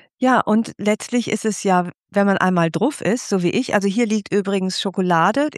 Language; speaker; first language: German; native; German